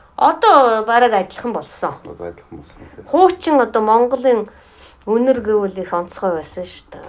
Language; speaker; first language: Mongolian; non-native, fluent; Russian